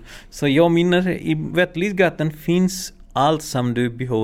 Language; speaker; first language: Swedish; non-native, fluent; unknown